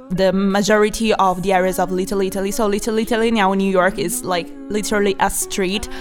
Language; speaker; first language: English; non-native, fluent; Italian